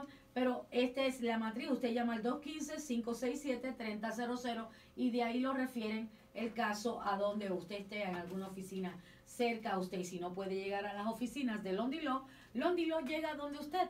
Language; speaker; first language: Spanish; native; Spanish